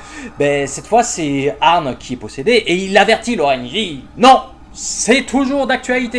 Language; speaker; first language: French; native; French